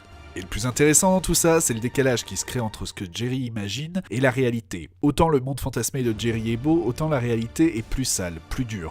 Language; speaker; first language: French; native; French